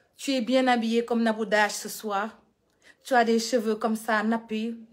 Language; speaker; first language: French; non-native, local second language; Wolof